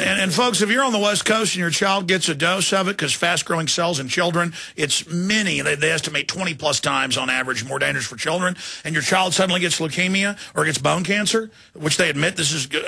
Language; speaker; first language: English; native; English